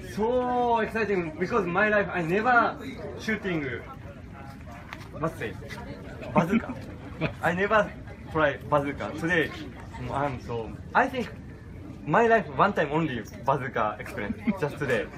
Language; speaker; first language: English; non-native, learner; Japanese